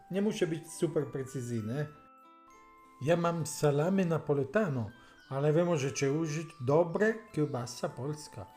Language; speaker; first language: Polish; non-native, learner; Italian